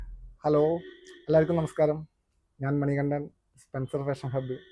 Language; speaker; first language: Malayalam; native; Malayalam